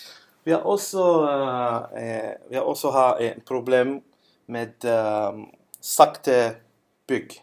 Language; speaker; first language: Norwegian; non-native, learner; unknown